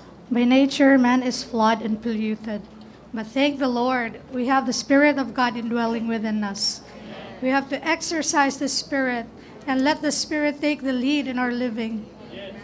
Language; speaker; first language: English; non-native, local second language; Chinese